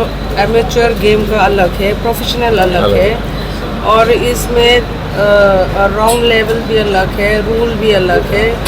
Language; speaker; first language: Hindi; non-native, local second language; Manipuri